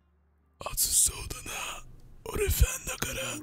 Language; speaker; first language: Japanese; non-native, learner; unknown